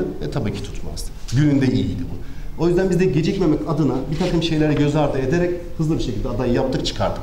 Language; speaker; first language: Turkish; native; Turkish